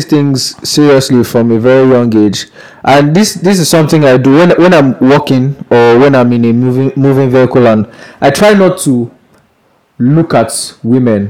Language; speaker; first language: English; non-native, local second language; Yoruba